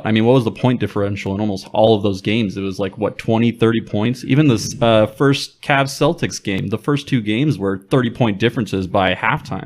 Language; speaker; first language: English; native; English